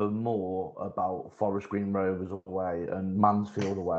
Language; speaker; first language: English; native; English